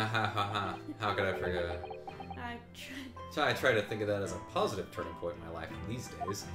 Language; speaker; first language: English; native; English